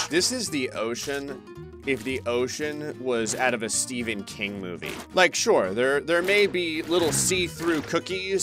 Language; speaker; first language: English; native; English